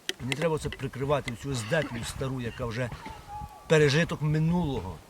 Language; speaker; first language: Ukrainian; native; Ukrainian